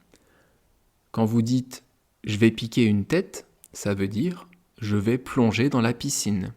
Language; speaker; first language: French; native; French